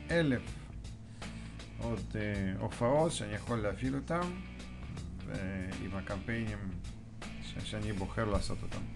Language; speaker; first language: Hebrew; non-native, fluent; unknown